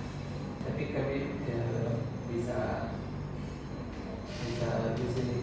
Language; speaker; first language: Indonesian; non-native, learner; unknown